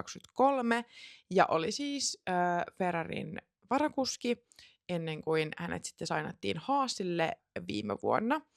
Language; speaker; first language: Finnish; native; Finnish